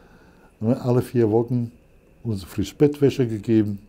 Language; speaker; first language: German; non-native, fluent; Italian